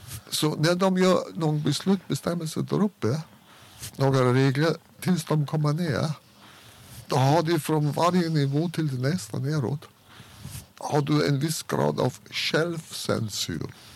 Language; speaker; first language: Swedish; non-native, fluent; German